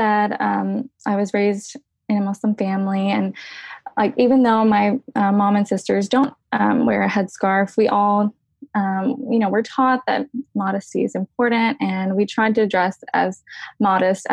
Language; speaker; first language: English; native; English